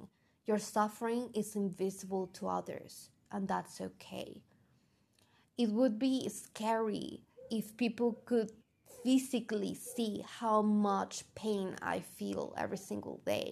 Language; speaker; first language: English; non-native, fluent; Spanish